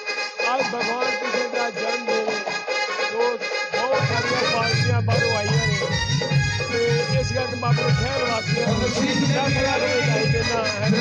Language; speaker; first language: Hindi; non-native, local second language; Punjabi